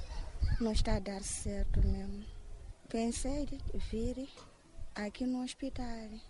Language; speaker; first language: Portuguese; non-native, local second language; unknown